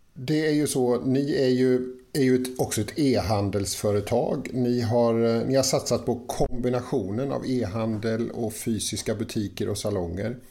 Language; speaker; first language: Swedish; native; Swedish